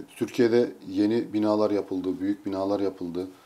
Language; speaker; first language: Turkish; native; Turkish